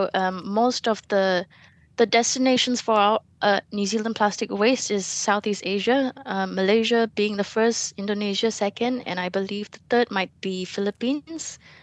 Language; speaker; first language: English; non-native, local second language; Malay